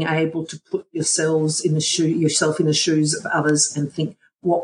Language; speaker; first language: English; native; English